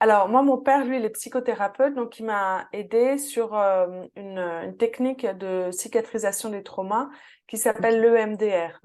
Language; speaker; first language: French; native; French